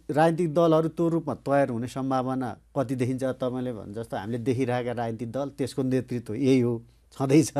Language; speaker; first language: Nepali; native; Nepali